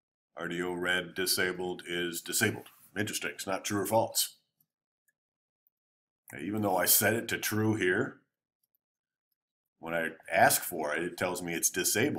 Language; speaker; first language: English; native; English